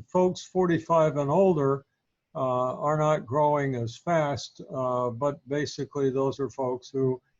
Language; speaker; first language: English; native; English